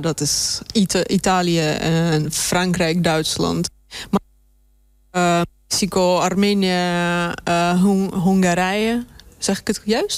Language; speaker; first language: Dutch; non-native, fluent; Russian